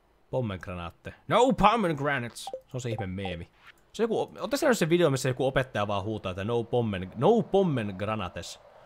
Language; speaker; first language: Finnish; native; Finnish